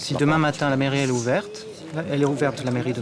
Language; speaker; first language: French; native; French